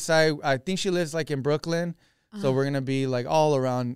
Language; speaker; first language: English; early bilingual, other home language; Spanish